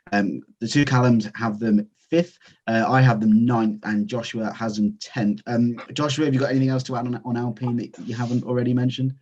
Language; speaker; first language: English; native; English